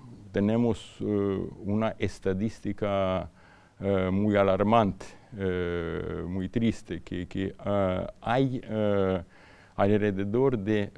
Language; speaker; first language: Spanish; non-native, fluent; Ukrainian